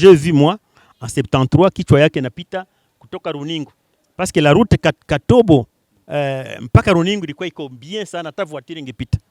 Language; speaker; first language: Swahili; non-native, local second language; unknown